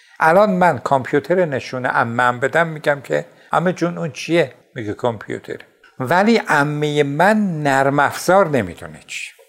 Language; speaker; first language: Persian; non-native, local second language; Azerbaijani